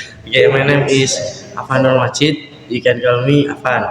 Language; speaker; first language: English; non-native, learner; Indonesian